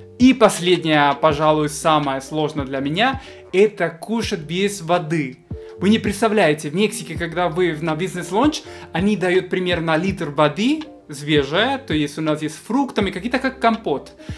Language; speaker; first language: Russian; non-native, fluent; Spanish